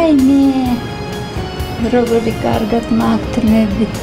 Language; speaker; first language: Georgian; non-native, learner; Russian